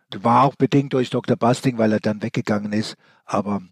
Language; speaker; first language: German; native; German